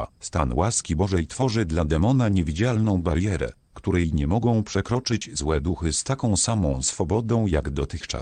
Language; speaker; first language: Polish; native; Polish